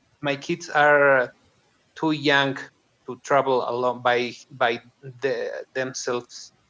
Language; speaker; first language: English; non-native, learner; Spanish